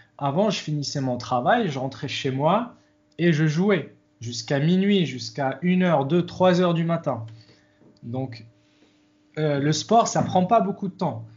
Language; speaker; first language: French; non-native, local second language; Arabic